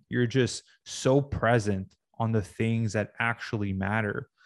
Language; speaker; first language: English; native; English